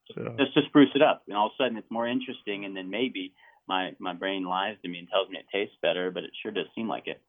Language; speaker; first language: English; native; English